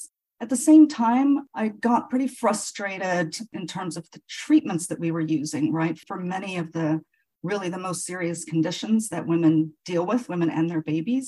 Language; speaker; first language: English; native; English